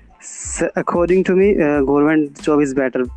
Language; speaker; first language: English; non-native, learner; Hindi